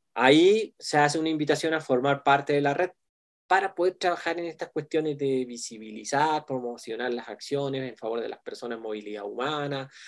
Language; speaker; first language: Spanish; native; Spanish